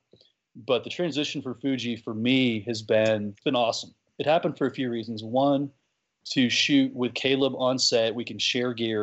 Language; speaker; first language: English; native; English